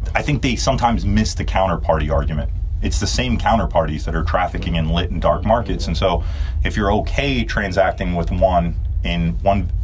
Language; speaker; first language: English; early bilingual, other home language; Turkish